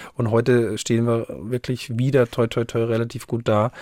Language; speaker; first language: German; native; German